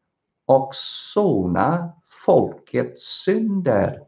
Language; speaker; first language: Swedish; non-native, fluent; English